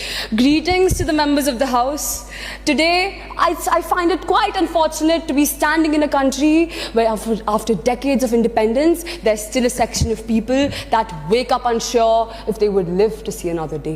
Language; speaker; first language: English; non-native, local second language; Hindi